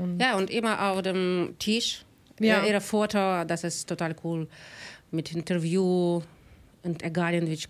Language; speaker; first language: German; non-native, learner; Ukrainian